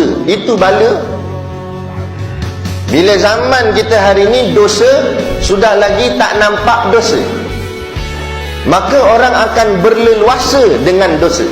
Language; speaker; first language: Malay; native; Malay